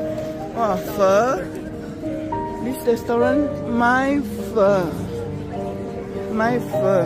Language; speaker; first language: English; non-native, learner; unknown